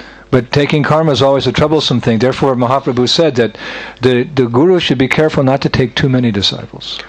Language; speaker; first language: English; native; English